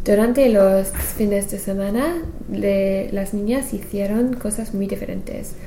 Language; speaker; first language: Spanish; non-native, learner; English